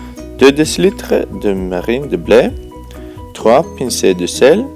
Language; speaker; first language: French; non-native, learner; Swedish